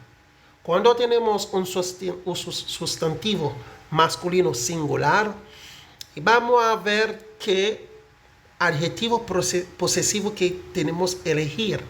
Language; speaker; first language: Spanish; non-native, fluent; Haitian Creole